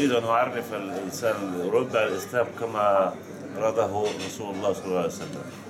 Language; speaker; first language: Arabic; native; Arabic